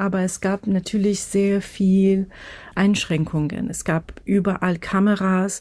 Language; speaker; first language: German; non-native, fluent; Persian